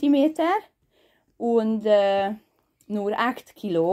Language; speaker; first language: German; non-native, learner; Hungarian